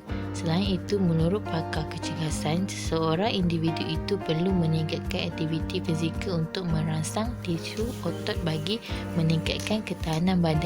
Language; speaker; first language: Malay; native; Malay